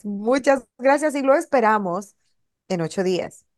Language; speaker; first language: Spanish; native; Spanish